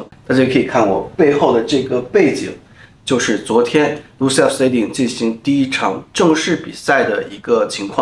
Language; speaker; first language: Chinese; native; Chinese